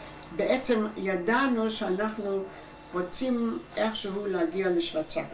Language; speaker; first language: Hebrew; non-native, fluent; German